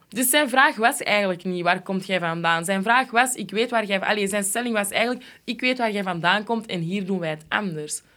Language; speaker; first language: Dutch; early bilingual, other home language; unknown